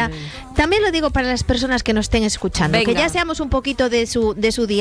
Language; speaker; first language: Spanish; native; Spanish